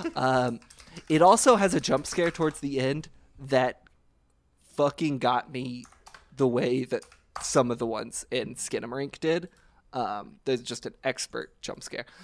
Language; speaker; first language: English; native; English